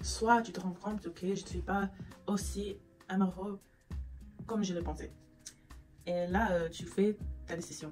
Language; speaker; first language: French; non-native, fluent; English